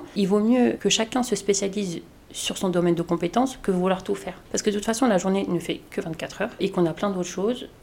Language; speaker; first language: French; native; French